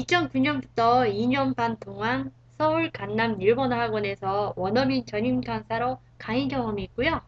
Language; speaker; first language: Korean; non-native, fluent; Japanese